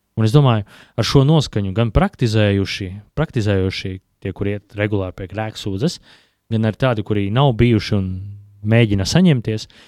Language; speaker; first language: Latvian; native; Latvian